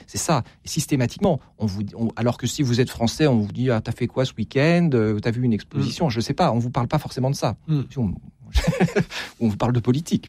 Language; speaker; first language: French; native; French